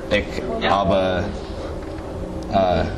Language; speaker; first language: German; non-native, learner; English